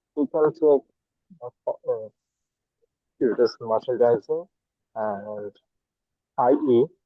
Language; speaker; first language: English; non-native, learner; Bangla